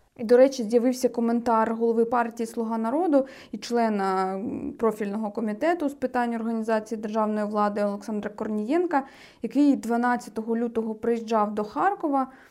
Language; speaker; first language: Ukrainian; native; Ukrainian